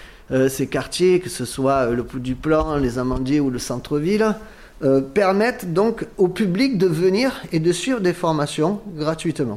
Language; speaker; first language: French; native; French